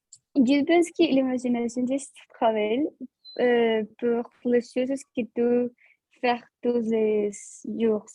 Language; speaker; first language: French; non-native, learner; Spanish